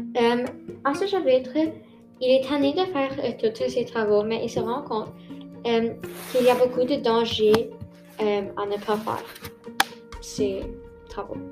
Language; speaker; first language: French; non-native, local second language; English